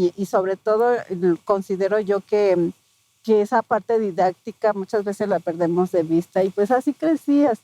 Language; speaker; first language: Spanish; non-native, local second language; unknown